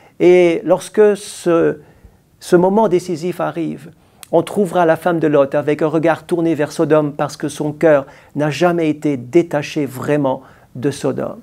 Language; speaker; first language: French; native; French